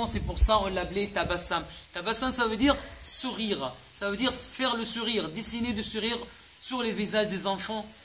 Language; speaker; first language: French; non-native, fluent; Arabic